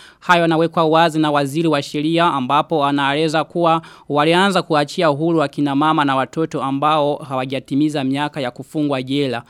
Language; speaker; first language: Swahili; non-native, local second language; Rundi